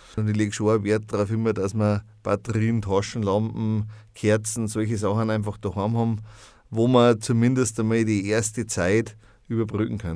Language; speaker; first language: German; native; German